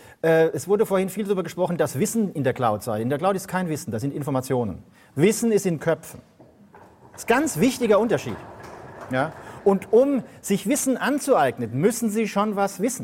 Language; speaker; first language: German; native; German